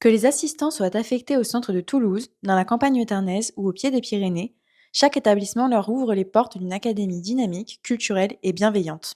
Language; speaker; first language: French; native; French